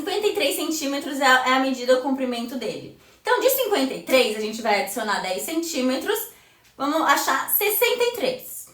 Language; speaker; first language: Portuguese; native; Portuguese